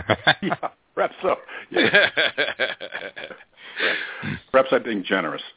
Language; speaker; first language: English; native; English